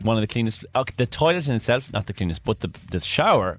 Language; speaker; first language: English; native; English